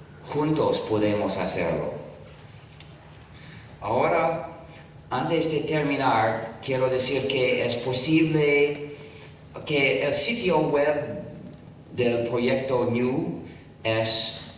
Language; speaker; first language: Spanish; non-native, fluent; English